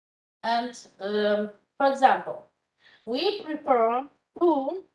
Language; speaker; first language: English; non-native, fluent; Polish